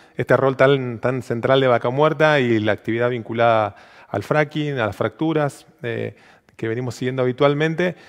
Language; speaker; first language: Spanish; native; Spanish